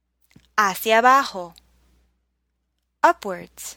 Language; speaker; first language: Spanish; non-native, fluent; English